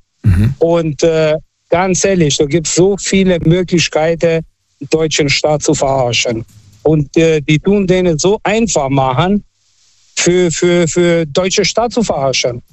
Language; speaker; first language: German; non-native, fluent; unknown